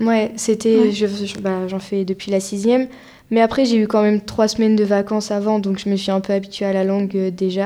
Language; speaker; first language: French; native; French